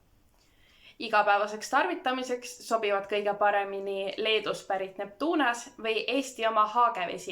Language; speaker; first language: Estonian; native; Estonian